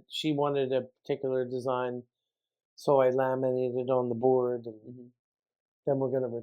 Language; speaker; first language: English; native; English